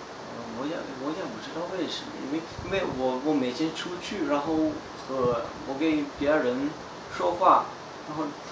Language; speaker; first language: Chinese; non-native, fluent; Dutch